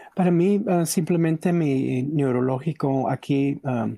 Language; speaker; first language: Spanish; early bilingual, heritage; Spanish